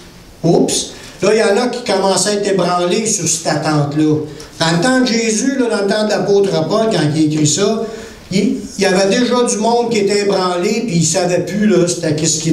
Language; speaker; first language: French; native; French